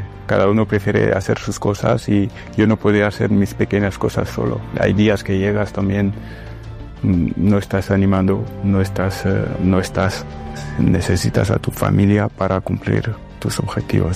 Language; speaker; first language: Spanish; non-native, fluent; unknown